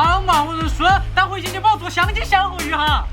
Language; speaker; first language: Chinese; native; Chinese